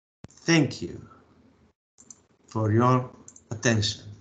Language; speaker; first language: English; non-native, fluent; Slovenian